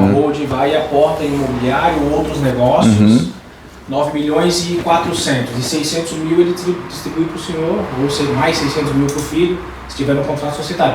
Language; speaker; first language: Portuguese; native; Portuguese